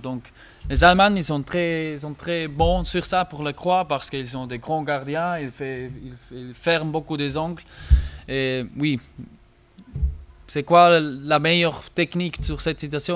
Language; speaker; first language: French; non-native, learner; German